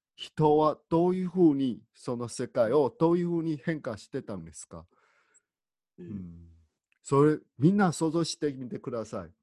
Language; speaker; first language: Japanese; non-native, learner; Chinese